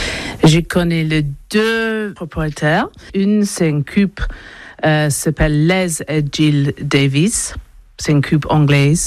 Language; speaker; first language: French; non-native, learner; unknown